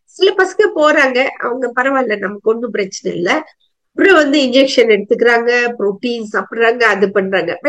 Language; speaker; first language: Tamil; native; Tamil